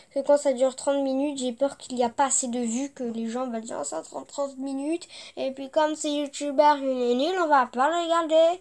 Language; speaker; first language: French; native; French